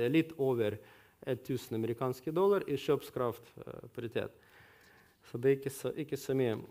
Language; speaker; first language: Norwegian; non-native, fluent; Russian